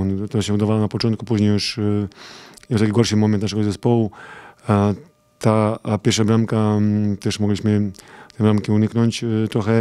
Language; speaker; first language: Polish; non-native, fluent; Serbian